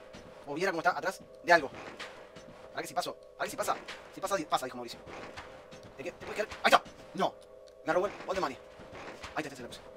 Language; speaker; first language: Spanish; native; Spanish